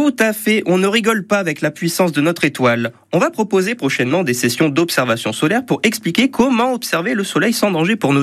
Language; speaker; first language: French; native; French